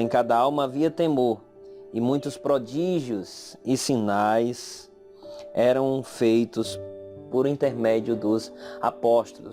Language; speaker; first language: Portuguese; native; Portuguese